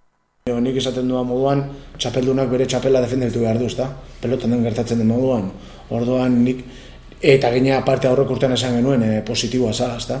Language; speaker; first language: Basque; native; Basque